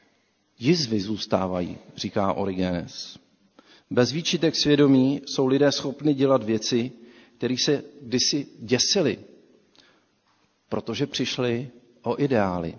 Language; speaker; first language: Czech; native; Czech